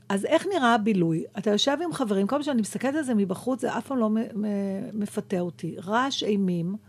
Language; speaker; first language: Hebrew; native; Hebrew